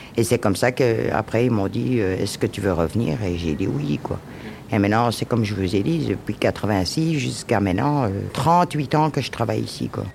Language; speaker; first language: French; native; French